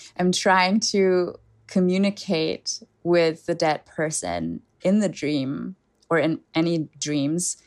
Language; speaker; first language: English; non-native, fluent; German